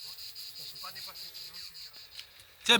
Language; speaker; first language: French; native; French